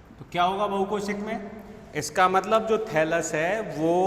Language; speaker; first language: Hindi; native; Hindi